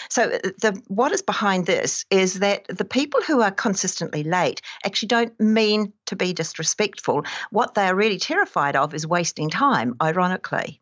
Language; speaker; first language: English; native; English